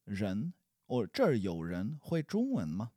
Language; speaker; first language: Chinese; non-native, learner; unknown